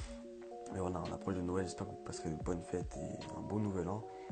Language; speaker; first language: French; native; French